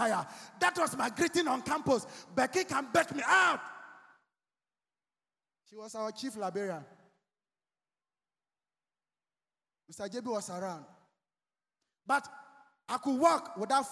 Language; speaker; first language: English; non-native, local second language; Akan